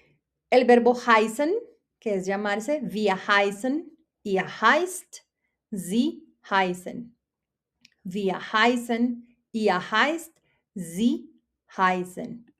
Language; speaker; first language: German; non-native, fluent; Spanish